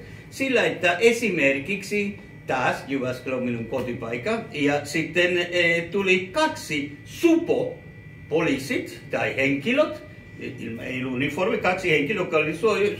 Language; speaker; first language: Finnish; non-native, fluent; Spanish